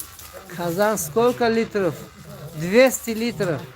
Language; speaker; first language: Russian; non-native, fluent; Tajik